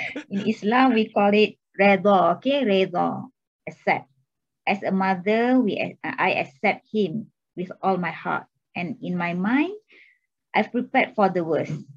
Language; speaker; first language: English; non-native, local second language; Malay